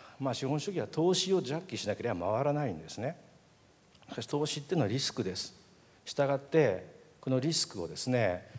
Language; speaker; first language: Japanese; native; Japanese